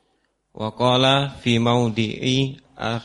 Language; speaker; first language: Arabic; non-native, learner; Indonesian